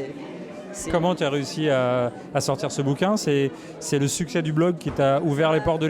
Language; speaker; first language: French; native; French